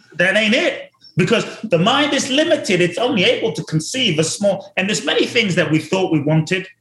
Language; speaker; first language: English; native; English